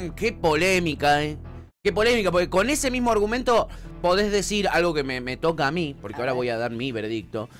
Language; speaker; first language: Spanish; native; Spanish